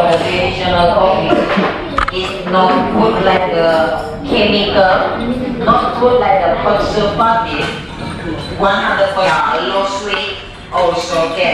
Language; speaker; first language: English; non-native, learner; Indonesian